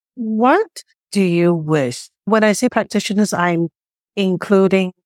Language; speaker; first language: English; non-native, local second language; Chinese